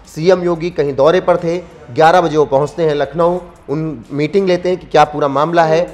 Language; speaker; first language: Hindi; native; Hindi